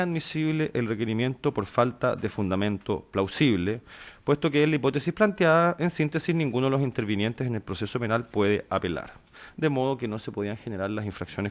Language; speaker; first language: Spanish; native; Spanish